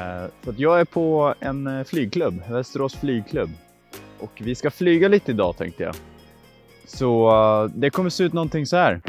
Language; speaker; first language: Swedish; native; Swedish